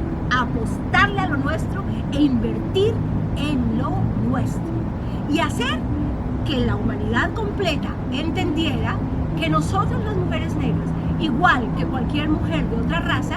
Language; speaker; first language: Spanish; native; Spanish